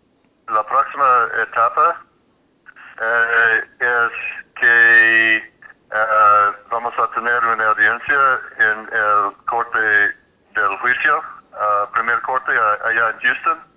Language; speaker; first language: Spanish; non-native, fluent; English